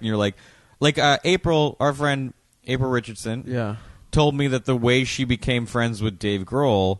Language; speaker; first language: English; native; English